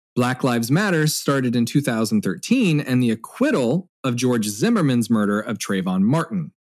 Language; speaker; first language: English; native; English